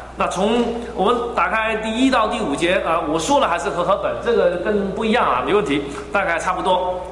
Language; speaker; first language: Chinese; non-native, fluent; Cantonese